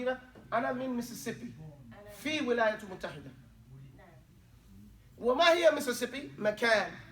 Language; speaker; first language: Arabic; non-native, fluent; English